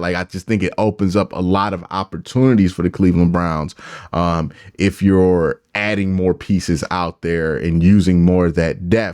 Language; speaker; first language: English; native; English